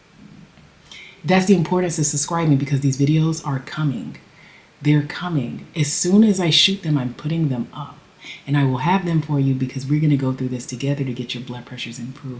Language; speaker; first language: English; native; English